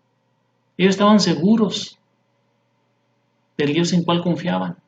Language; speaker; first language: Spanish; native; Spanish